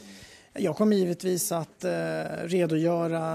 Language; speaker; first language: Swedish; native; Swedish